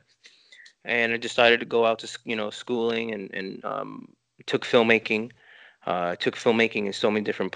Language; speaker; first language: English; early bilingual, other home language; Spanish